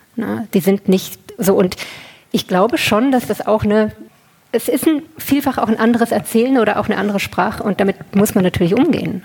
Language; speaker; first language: German; native; German